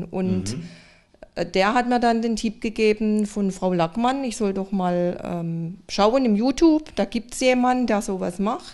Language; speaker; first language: German; native; German